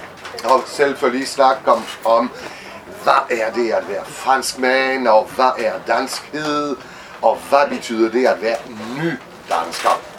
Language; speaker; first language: Danish; non-native, fluent; French